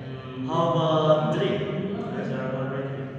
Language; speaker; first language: English; non-native, learner; Indonesian